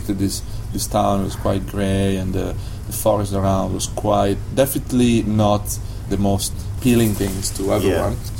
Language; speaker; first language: English; non-native, fluent; Italian